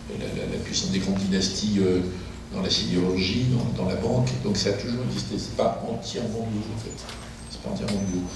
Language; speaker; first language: French; native; French